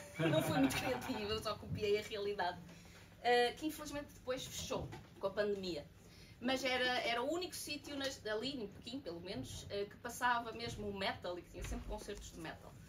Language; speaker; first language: Portuguese; native; Portuguese